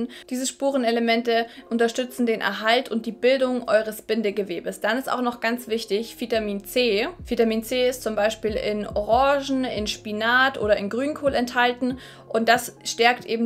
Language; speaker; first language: German; native; German